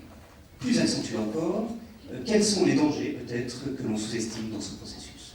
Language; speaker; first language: French; native; French